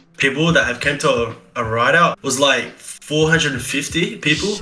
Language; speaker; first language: English; native; English